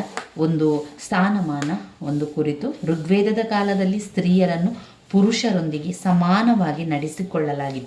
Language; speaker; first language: Kannada; native; Kannada